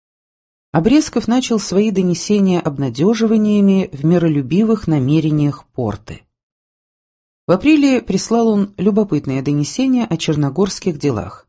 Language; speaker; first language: Russian; native; Russian